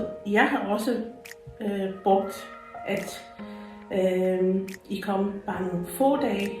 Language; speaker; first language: Danish; non-native, fluent; English